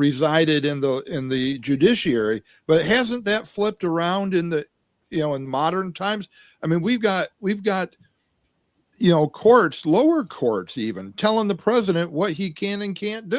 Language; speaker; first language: English; native; English